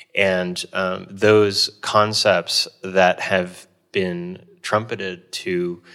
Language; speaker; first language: English; native; English